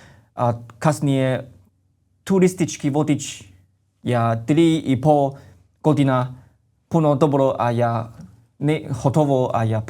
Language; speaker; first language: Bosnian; non-native, learner; Chinese